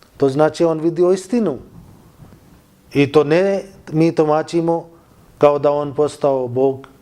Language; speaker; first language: Bosnian; non-native, learner; Urdu